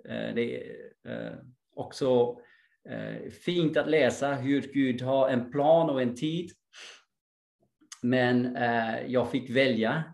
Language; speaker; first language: Swedish; non-native, fluent; English